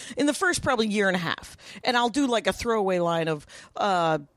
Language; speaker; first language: English; native; English